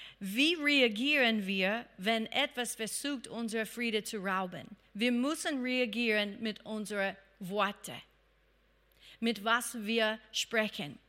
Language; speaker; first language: German; non-native, fluent; English